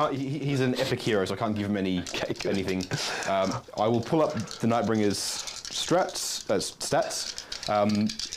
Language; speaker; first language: English; native; English